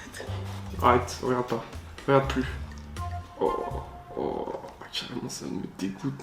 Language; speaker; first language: French; native; French